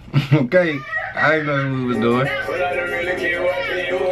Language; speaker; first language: English; native; English